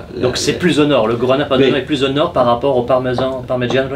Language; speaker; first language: French; native; French